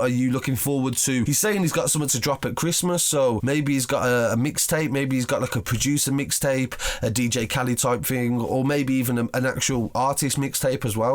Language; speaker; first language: English; native; English